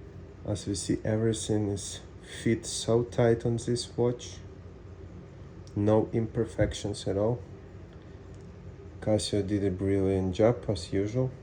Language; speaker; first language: English; non-native, fluent; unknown